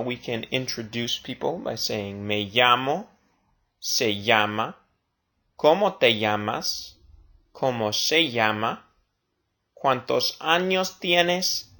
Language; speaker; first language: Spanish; non-native, fluent; English